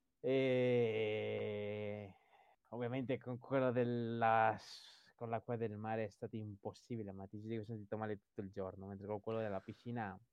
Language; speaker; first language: Italian; early bilingual, other home language; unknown